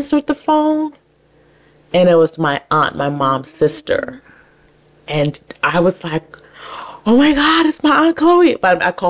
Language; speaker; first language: English; native; English